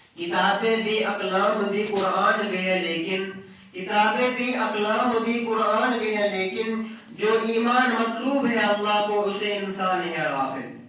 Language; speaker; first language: Urdu; non-native, local second language; Kashmiri